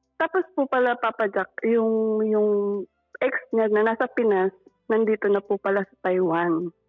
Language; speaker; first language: Filipino; non-native, local second language; Pangasinan